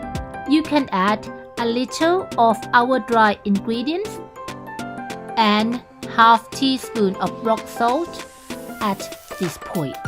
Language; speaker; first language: English; non-native, fluent; Thai